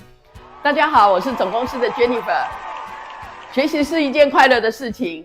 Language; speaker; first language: Chinese; native; Chinese